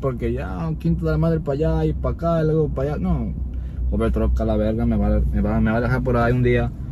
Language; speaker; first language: Spanish; early bilingual, heritage; Spanish